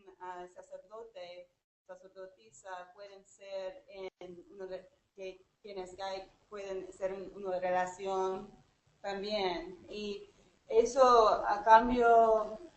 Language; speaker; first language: Spanish; non-native, learner; English